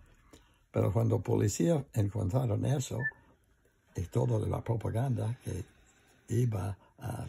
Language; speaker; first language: Spanish; non-native, learner; English